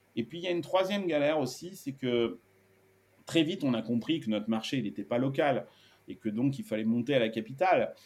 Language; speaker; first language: French; early bilingual, other home language; Spanish